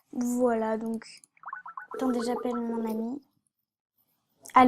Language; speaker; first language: French; native; French